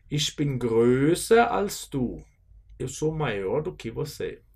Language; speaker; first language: Portuguese; non-native, fluent; German